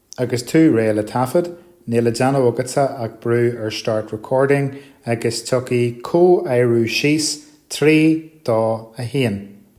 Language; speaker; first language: Irish; non-native, local second language; English